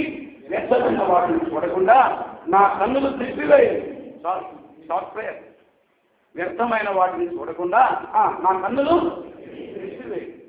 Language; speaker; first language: Telugu; native; Telugu